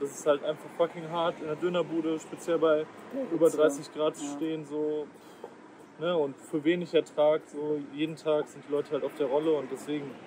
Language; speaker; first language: German; native; German